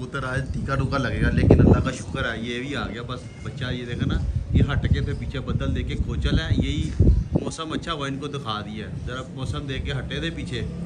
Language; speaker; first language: Urdu; non-native, local second language; Punjabi